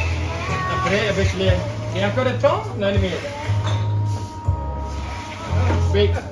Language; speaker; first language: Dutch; non-native, learner; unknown